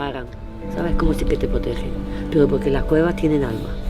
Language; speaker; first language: Spanish; native; Spanish